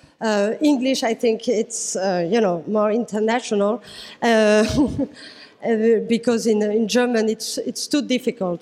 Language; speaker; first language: English; non-native, fluent; French